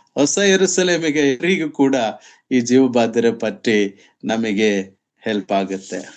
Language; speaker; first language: Kannada; non-native, local second language; Telugu